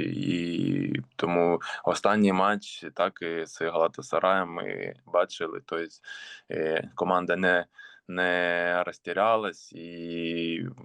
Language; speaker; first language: Ukrainian; non-native, local second language; Russian